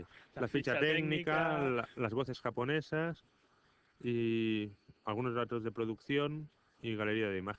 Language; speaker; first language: Spanish; native; Spanish